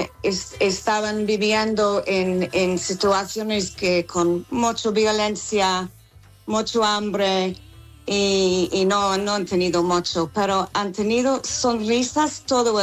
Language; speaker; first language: Spanish; non-native, fluent; English